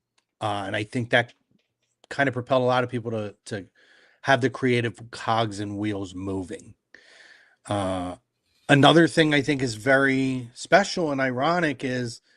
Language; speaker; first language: English; native; English